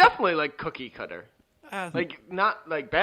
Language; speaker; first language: English; native; English